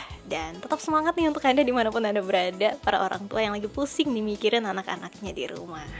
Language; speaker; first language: Indonesian; native; Indonesian